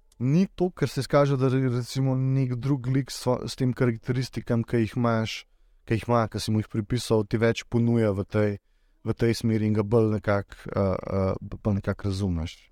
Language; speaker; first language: Slovenian; native; Slovenian